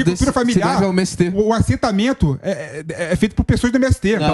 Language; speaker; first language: Portuguese; native; Portuguese